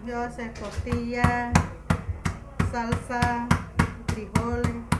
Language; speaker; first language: Spanish; non-native, local second language; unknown